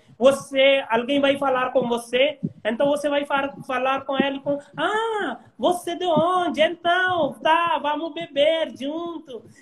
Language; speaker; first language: Portuguese; non-native, learner; Hindi